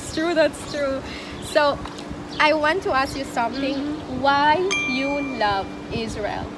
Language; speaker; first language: English; non-native, fluent; Filipino